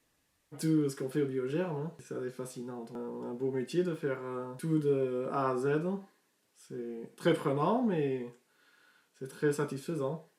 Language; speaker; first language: French; early bilingual, other home language; Dutch